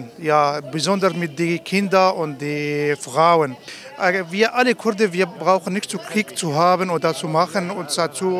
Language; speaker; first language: German; non-native, learner; Kurdish